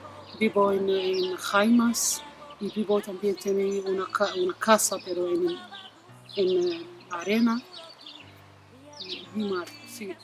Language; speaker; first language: Spanish; non-native, learner; Arabic